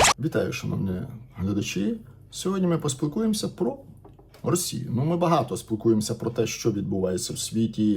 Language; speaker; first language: Ukrainian; native; Ukrainian